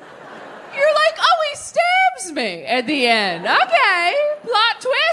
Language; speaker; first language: English; native; English